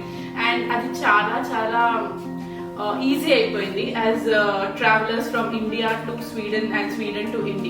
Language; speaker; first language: Telugu; non-native, local second language; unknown